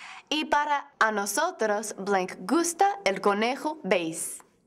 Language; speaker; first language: Spanish; non-native, fluent; English